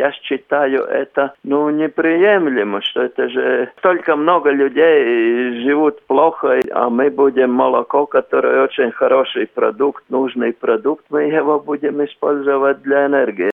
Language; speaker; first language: Russian; non-native, local second language; Latvian